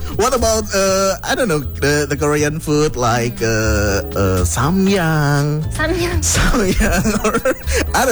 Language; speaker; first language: English; non-native, fluent; Indonesian